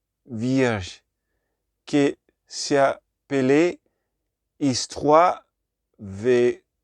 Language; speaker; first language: French; non-native, learner; Spanish